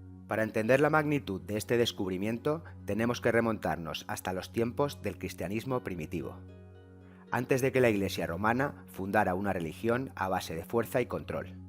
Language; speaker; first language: Spanish; native; Spanish